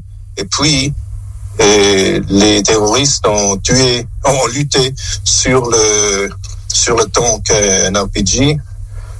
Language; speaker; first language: French; non-native, local second language; German